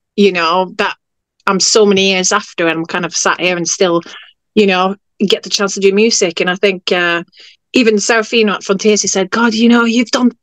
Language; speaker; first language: English; non-native, fluent; Norwegian